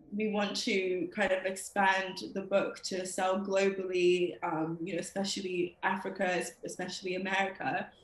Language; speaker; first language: English; native; English